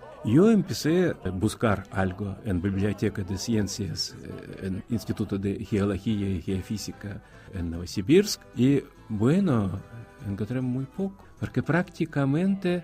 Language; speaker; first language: Spanish; non-native, fluent; Russian